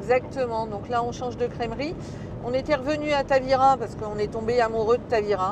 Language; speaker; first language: French; native; French